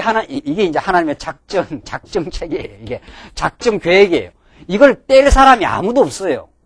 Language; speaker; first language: Korean; native; Korean